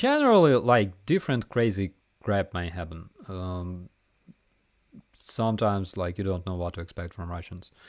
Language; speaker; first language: English; non-native, fluent; Ukrainian